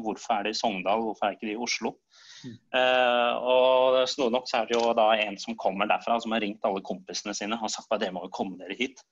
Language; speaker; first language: Norwegian; native; Norwegian